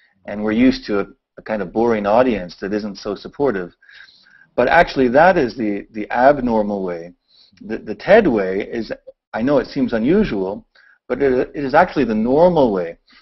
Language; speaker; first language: English; native; English